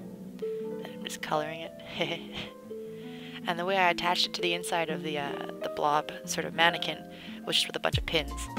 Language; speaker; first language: English; native; English